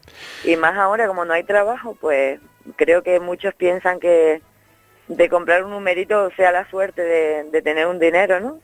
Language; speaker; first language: Spanish; native; Spanish